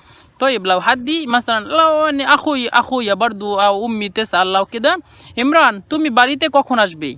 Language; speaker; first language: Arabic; non-native, fluent; Bangla